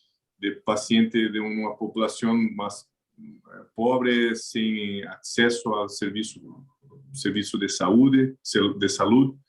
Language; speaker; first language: Spanish; non-native, learner; Portuguese